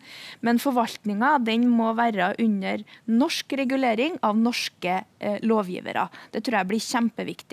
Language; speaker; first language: Norwegian; native; Norwegian